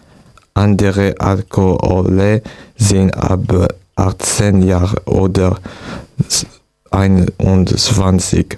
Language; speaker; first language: German; non-native, learner; French